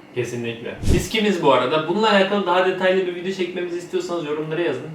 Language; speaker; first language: Turkish; native; Turkish